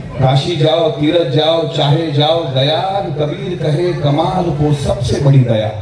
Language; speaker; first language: Hindi; non-native, local second language; Marathi